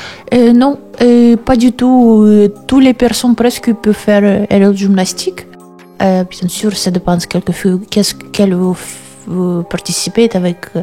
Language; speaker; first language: French; non-native, learner; Russian